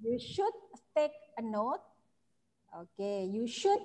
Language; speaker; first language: English; non-native, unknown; Javanese